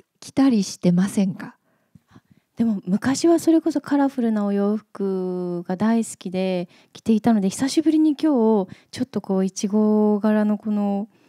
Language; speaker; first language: Japanese; native; Japanese